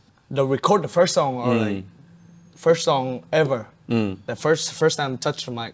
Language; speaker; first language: English; non-native, fluent; Vietnamese